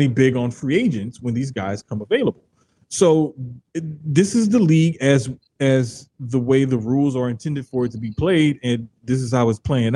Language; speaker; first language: English; native; English